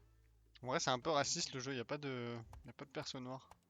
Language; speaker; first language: French; native; French